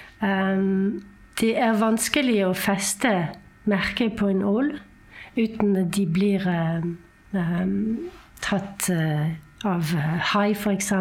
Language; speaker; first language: Norwegian; non-native, fluent; French